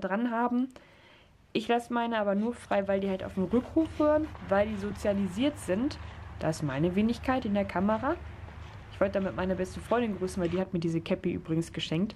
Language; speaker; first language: German; native; German